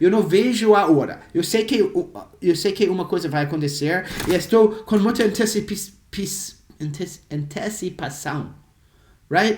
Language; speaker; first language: Portuguese; non-native, fluent; English